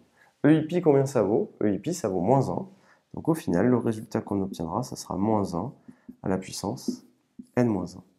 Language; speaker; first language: French; native; French